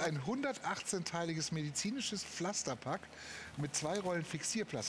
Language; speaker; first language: German; native; German